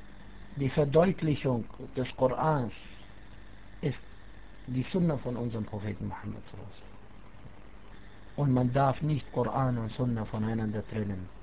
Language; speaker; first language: German; non-native, fluent; Arabic